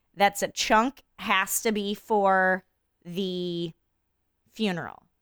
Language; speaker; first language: English; native; English